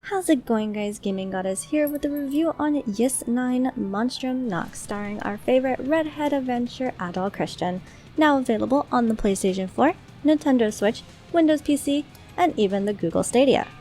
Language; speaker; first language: English; native; English